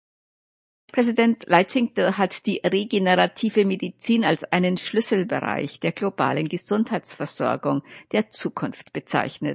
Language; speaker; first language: German; native; German